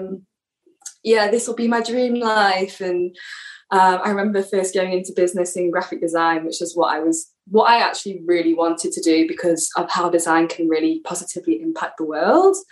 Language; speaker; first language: English; native; English